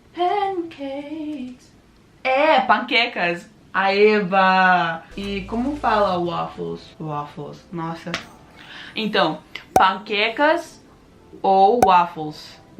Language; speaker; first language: Portuguese; non-native, learner; English